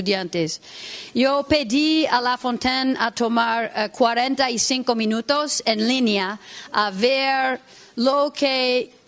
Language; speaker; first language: Spanish; non-native, fluent; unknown